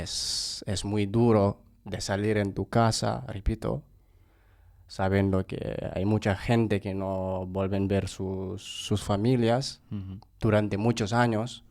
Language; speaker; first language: Spanish; non-native, fluent; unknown